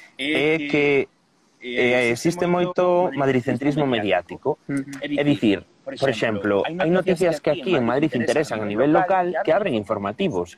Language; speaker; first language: Galician; non-native, local second language; Spanish